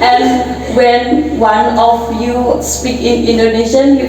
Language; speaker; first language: English; non-native, learner; Indonesian